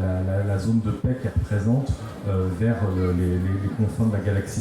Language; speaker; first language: French; native; French